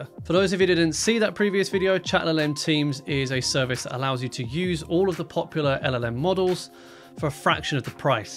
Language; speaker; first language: English; native; English